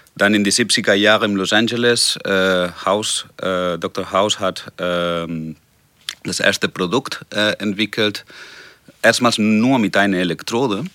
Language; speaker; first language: German; non-native, fluent; Spanish